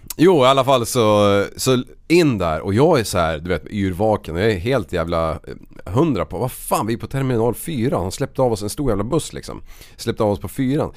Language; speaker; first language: Swedish; native; Swedish